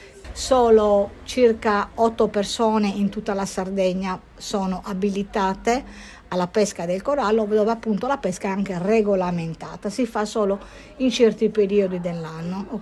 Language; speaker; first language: Italian; native; Italian